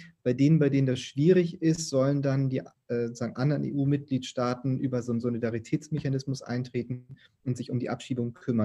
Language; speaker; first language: German; native; German